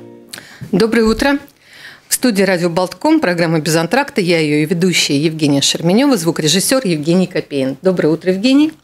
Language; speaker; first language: Russian; native; Russian